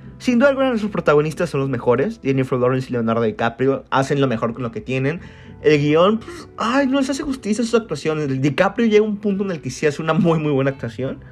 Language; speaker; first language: Spanish; native; Spanish